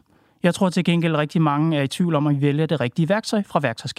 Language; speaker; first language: Danish; native; Danish